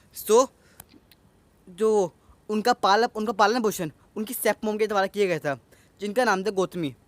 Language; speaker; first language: Hindi; native; Hindi